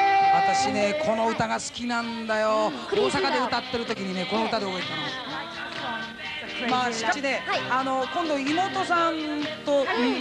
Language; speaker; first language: Japanese; native; Japanese